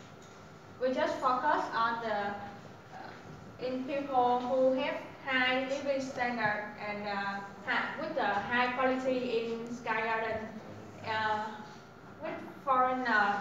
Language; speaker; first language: English; non-native, learner; Vietnamese